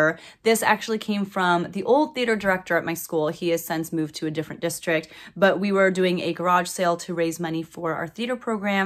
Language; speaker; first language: English; native; English